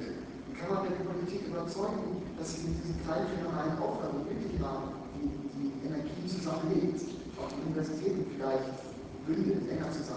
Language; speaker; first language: German; native; German